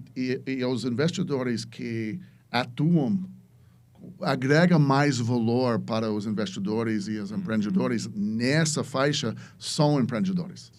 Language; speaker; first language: Portuguese; non-native, fluent; English